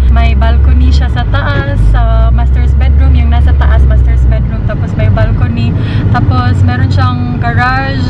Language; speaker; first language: Filipino; non-native, local second language; Cebuano